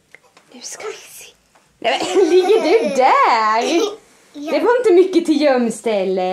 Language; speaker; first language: Swedish; native; Swedish